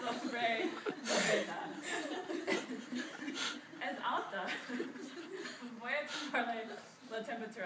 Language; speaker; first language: Spanish; non-native, learner; English